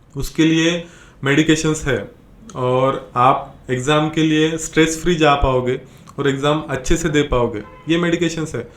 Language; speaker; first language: Hindi; non-native, local second language; Marathi